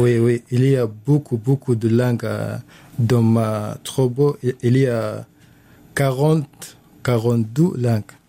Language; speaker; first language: French; non-native, learner; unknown